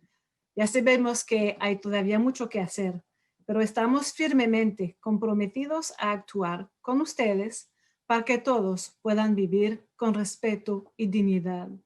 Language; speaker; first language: Spanish; non-native, fluent; French